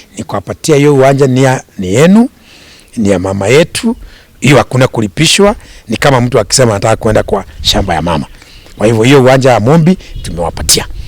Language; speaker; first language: Swahili; non-native, local second language; Kikuyu